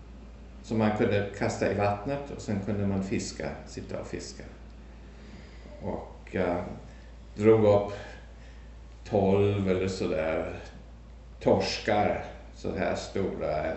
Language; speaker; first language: Swedish; early bilingual, heritage; German